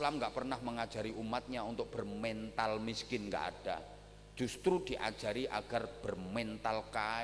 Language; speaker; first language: Indonesian; non-native, local second language; Javanese